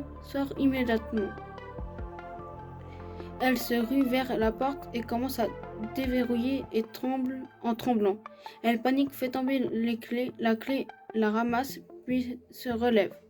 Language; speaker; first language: French; native; French